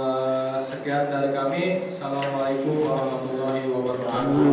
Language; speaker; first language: Indonesian; native; Indonesian